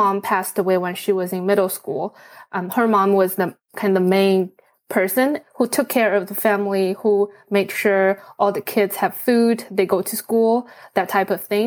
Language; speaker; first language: English; non-native, fluent; Chinese